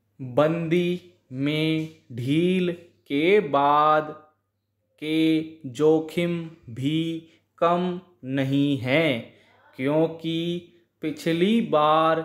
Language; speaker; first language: Hindi; native; Hindi